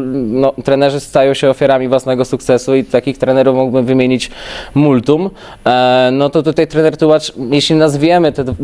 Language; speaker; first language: Polish; native; Polish